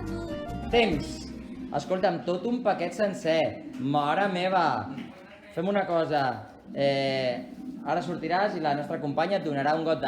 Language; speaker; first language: Catalan; native; Catalan